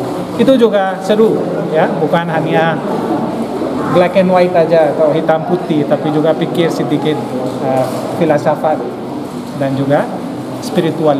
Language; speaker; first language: Indonesian; non-native, fluent; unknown